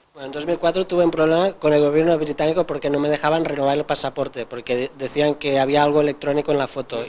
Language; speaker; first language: Spanish; non-native, local second language; Catalan